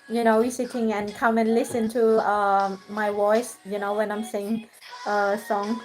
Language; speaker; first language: English; non-native, fluent; Thai